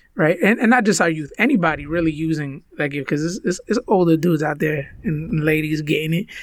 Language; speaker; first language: English; early bilingual, other home language; Spanish